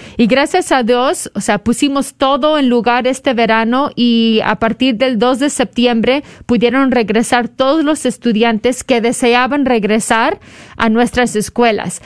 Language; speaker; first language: Spanish; early bilingual, heritage; Spanish